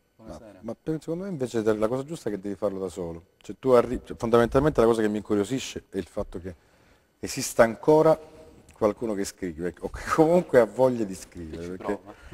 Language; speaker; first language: Italian; native; Italian